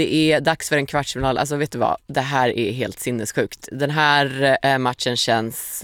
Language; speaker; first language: Swedish; native; Swedish